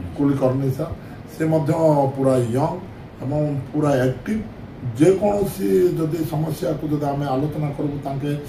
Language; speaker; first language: Odia; non-native, local second language; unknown